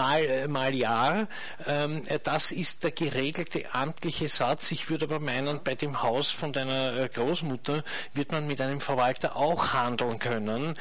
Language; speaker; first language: German; native; German